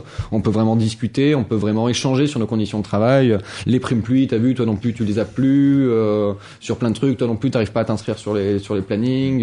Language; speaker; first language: French; native; French